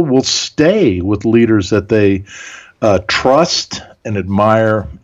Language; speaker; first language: English; early bilingual, other home language; German